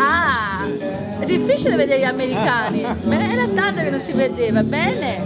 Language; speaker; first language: Italian; non-native, fluent; Portuguese